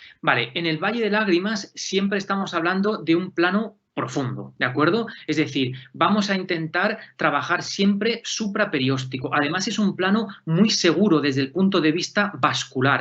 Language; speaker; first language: Spanish; native; Spanish